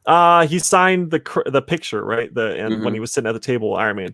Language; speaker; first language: English; native; English